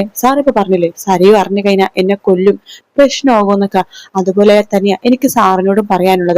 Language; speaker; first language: Malayalam; native; Malayalam